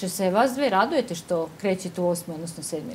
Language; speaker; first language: Serbian; native; Serbian